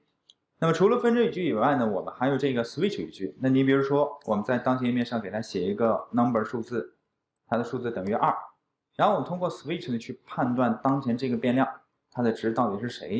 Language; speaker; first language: Chinese; native; Chinese